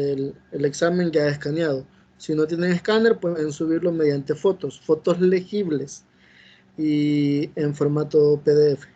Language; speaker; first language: Spanish; native; Spanish